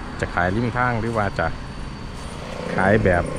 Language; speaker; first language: Thai; non-native, local second language; Lao